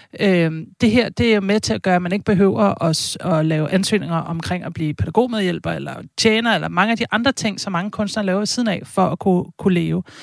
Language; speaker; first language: Danish; native; Danish